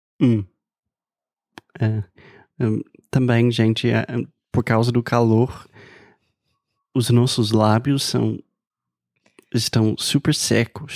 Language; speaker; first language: Portuguese; non-native, fluent; English